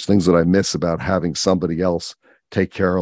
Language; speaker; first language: English; native; English